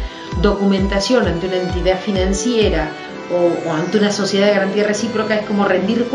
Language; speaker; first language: Spanish; native; Spanish